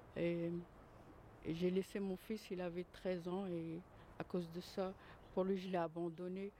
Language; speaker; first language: French; early bilingual, other home language; Arabic